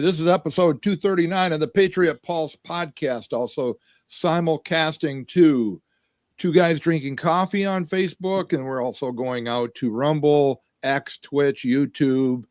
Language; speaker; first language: English; native; English